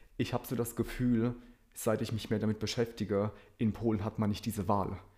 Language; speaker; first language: German; early bilingual, other home language; Polish